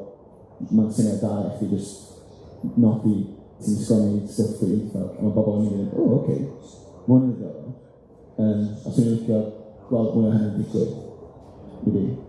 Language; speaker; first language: Welsh; native; Welsh